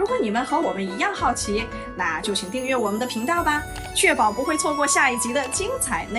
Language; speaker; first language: Chinese; native; Chinese